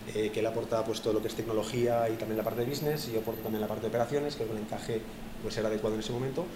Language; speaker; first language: Spanish; native; Spanish